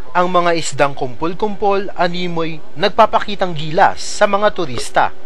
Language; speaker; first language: Filipino; native; Filipino